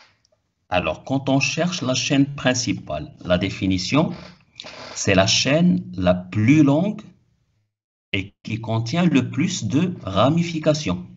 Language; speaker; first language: French; non-native, local second language; Arabic